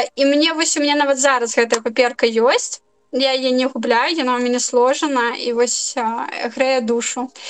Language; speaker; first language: Belarusian; non-native, local second language; Russian